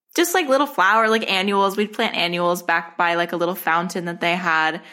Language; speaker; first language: English; native; English